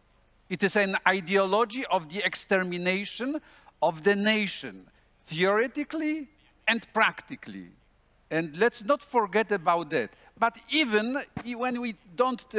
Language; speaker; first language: English; non-native, fluent; Polish